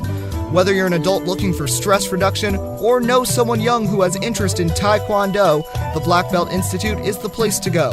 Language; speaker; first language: English; native; English